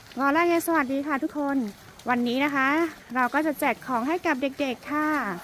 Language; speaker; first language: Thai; non-native, local second language; Karen languages